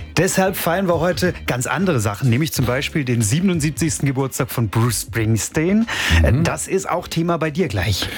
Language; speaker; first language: German; native; German